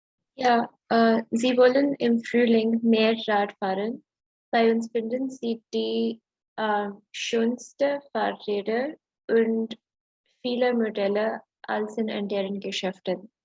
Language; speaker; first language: German; non-native, learner; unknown